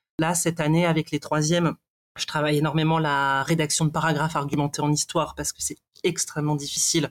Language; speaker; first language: French; native; French